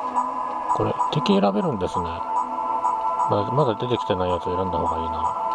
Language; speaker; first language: Japanese; native; Japanese